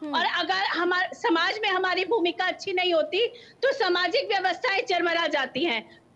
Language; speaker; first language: Hindi; native; Hindi